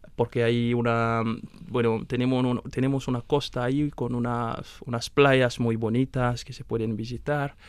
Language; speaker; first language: Spanish; non-native, fluent; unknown